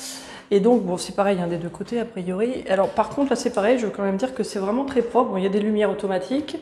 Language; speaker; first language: French; native; French